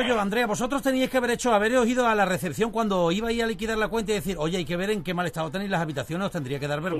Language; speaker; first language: Spanish; native; Spanish